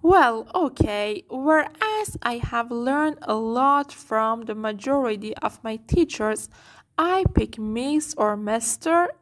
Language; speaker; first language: English; non-native, fluent; Persian